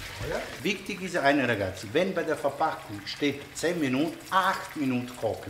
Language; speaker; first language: German; non-native, fluent; Italian